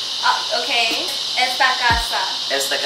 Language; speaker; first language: Spanish; non-native, learner; English